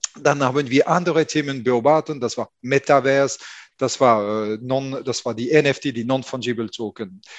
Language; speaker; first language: German; non-native, fluent; French